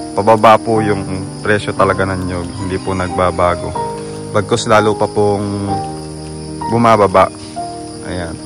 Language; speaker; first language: Filipino; non-native, local second language; Bikol